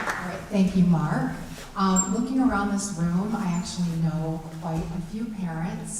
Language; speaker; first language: English; native; English